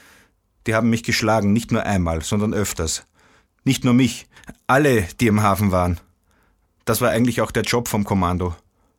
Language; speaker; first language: German; non-native, fluent; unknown